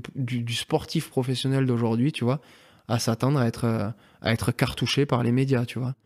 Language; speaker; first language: French; native; French